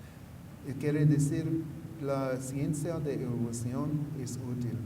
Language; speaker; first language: Spanish; non-native, fluent; English